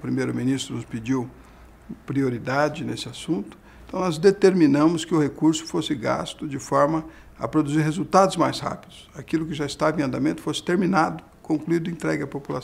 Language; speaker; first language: Portuguese; native; Portuguese